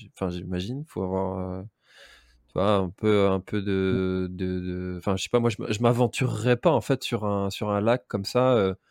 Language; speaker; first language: French; native; French